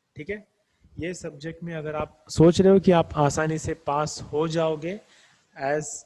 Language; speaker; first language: Hindi; non-native, local second language; Marathi